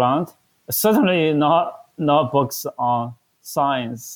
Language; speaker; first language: English; non-native, fluent; Chinese